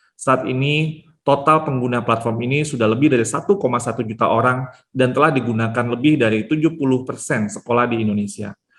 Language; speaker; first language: Indonesian; native; Indonesian